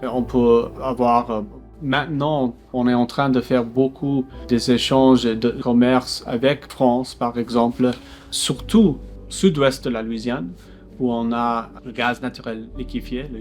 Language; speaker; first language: French; non-native, local second language; English